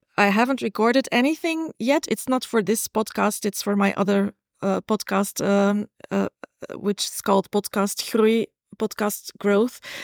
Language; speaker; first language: English; non-native, fluent; Dutch